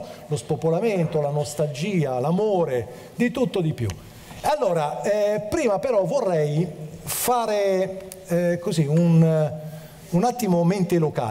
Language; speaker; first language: Italian; native; Italian